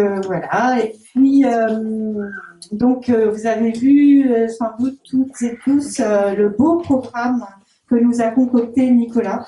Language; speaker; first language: French; native; French